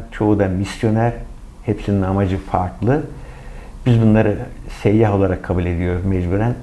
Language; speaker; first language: Turkish; native; Turkish